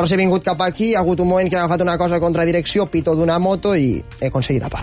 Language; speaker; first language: Catalan; native; Catalan